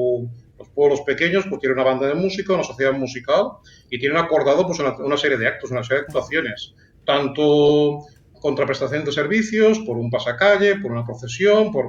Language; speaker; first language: Spanish; native; Spanish